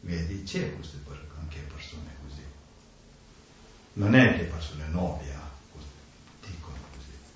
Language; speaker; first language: Italian; non-native, learner; Tibetan